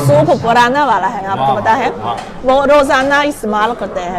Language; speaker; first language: Hindi; non-native, learner; Chinese